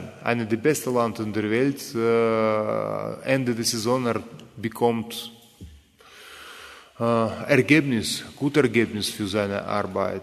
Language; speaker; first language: German; non-native, fluent; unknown